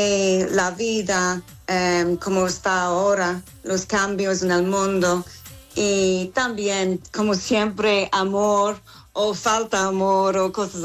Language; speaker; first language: Spanish; non-native, fluent; English